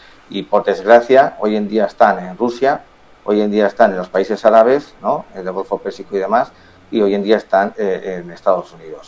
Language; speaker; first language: Spanish; native; Spanish